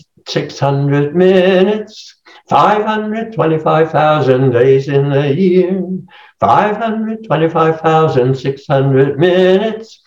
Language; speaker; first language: English; native; English